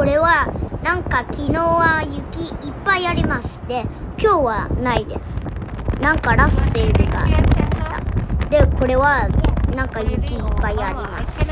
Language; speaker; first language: Japanese; non-native, learner; Indonesian